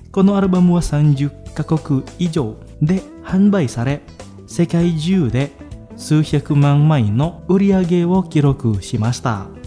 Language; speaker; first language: Japanese; non-native, fluent; Indonesian